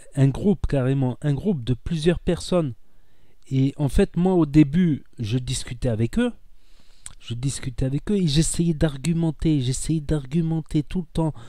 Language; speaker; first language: French; native; French